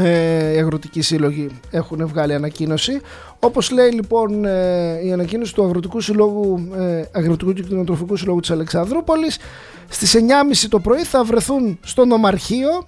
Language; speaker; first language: Greek; native; Greek